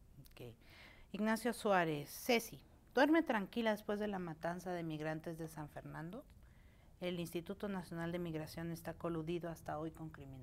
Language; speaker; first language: Spanish; native; Spanish